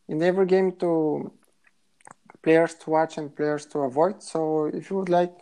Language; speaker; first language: English; non-native, fluent; Bulgarian